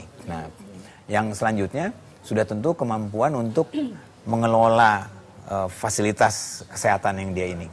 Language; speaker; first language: Indonesian; native; Indonesian